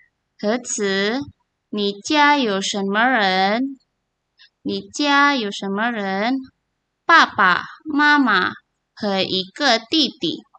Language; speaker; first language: Chinese; non-native, fluent; Indonesian